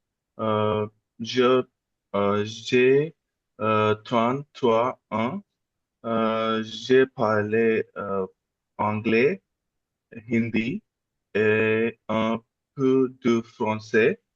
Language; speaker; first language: French; non-native, learner; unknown